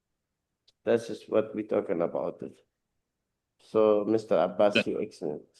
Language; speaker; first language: English; non-native, learner; Arabic